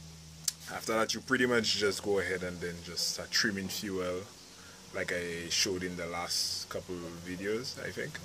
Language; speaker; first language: English; native; English